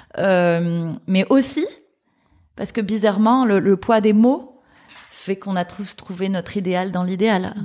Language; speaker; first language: French; native; French